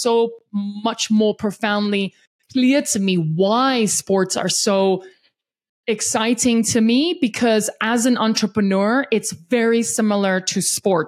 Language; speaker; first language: English; non-native, local second language; Afrikaans